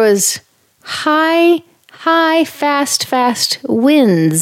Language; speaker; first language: English; native; English